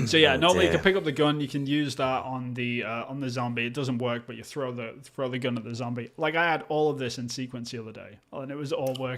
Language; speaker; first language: English; native; English